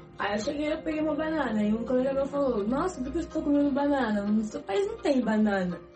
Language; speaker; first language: Portuguese; native; Portuguese